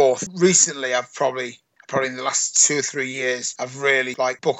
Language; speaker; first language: English; native; English